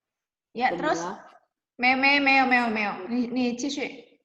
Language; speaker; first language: Chinese; non-native, fluent; Indonesian